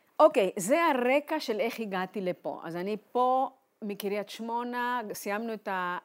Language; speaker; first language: Hebrew; non-native, fluent; Spanish